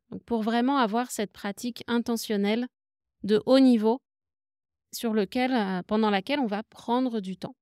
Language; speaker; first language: French; native; French